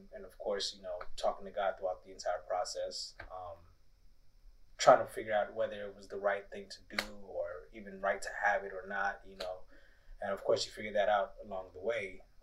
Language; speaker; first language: English; early bilingual, other home language; Tigrinya